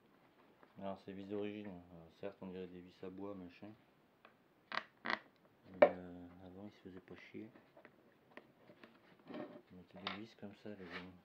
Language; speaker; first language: French; native; French